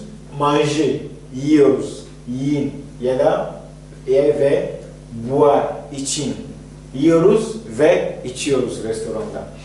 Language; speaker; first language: Turkish; non-native, fluent; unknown